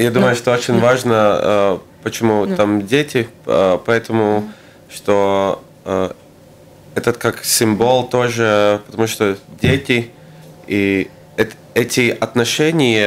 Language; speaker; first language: Russian; non-native, local second language; Latvian